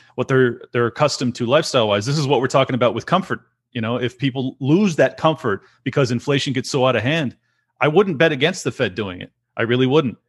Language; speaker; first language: English; native; English